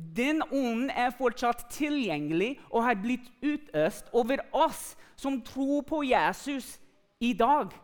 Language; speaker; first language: Norwegian; non-native, fluent; English